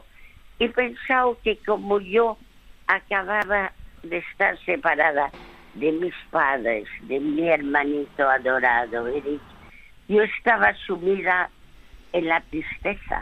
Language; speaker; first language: Spanish; early bilingual, other home language; French